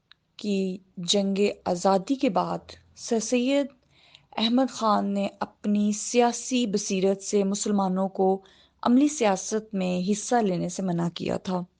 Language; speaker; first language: Urdu; native; Urdu